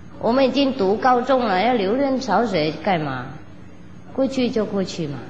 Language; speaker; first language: Chinese; non-native, fluent; Vietnamese